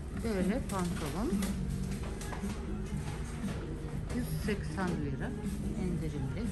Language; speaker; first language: Turkish; non-native, learner; Russian